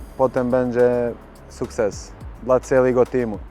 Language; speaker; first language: Polish; non-native, learner; Bosnian